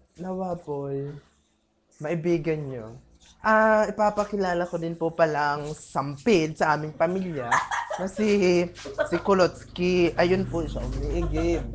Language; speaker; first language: Filipino; non-native, local second language; Bikol